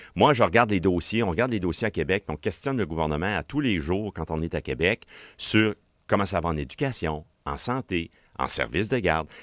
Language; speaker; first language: French; native; French